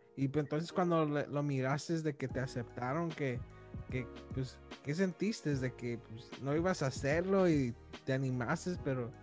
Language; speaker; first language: Spanish; native; Spanish